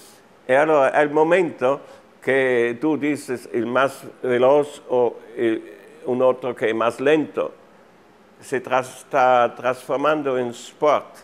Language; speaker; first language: Spanish; non-native, fluent; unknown